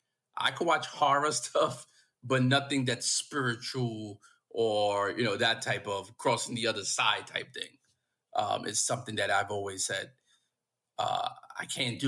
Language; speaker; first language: English; native; English